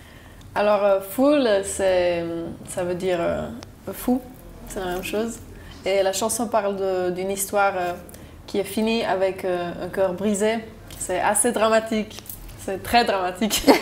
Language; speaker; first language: French; non-native, local second language; German